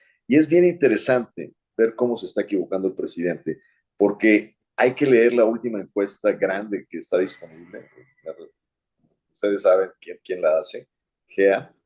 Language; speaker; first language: Spanish; native; Spanish